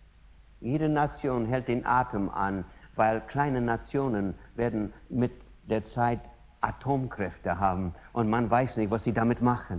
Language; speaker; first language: German; non-native, fluent; English